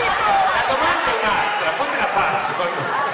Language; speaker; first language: Italian; native; Italian